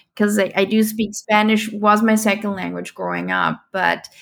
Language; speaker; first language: English; non-native, fluent; German